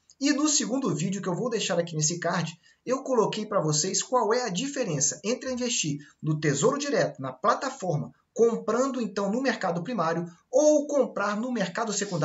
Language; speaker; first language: Portuguese; native; Portuguese